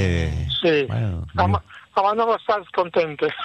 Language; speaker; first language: Spanish; early bilingual, heritage; Ladino